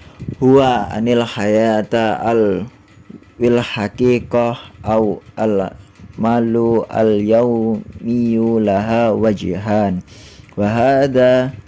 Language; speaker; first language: Arabic; non-native, learner; Indonesian